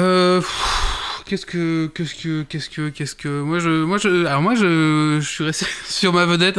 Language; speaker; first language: French; native; French